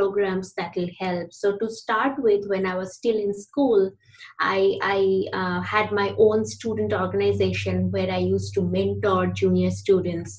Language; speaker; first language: English; non-native, local second language; Bangla